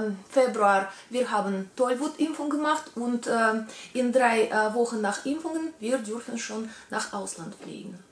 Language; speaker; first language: German; non-native, learner; Russian